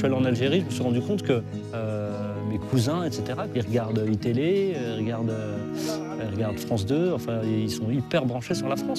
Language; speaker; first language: French; early bilingual, other home language; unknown